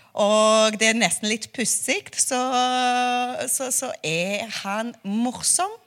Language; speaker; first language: Norwegian; non-native, fluent; Hungarian